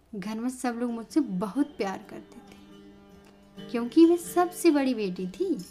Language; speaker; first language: Hindi; native; Hindi